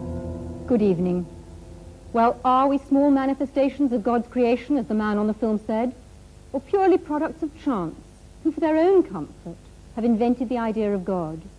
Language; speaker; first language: English; native; English